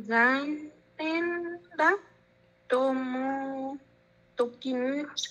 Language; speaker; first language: Japanese; non-native, learner; Spanish